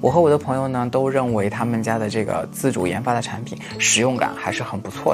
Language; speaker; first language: Chinese; native; Chinese